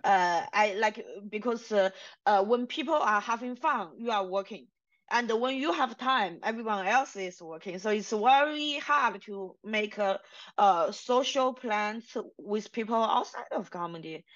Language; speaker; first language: English; non-native, fluent; Chinese